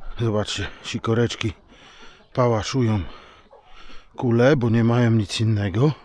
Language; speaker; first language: Polish; native; Polish